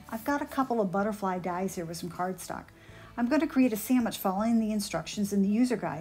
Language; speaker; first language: English; native; English